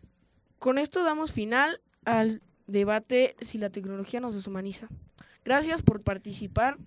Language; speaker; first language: Spanish; native; Spanish